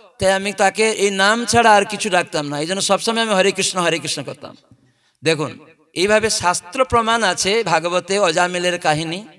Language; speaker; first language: Bangla; non-native, fluent; Odia